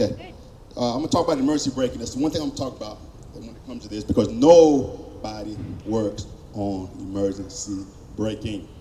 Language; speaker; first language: English; native; English